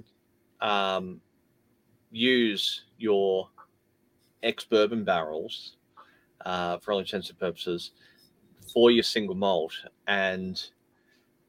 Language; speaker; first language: English; native; English